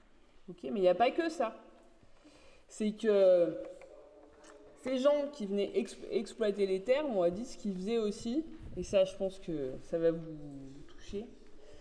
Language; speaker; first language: French; native; French